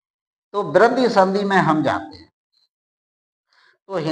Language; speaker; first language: Hindi; native; Hindi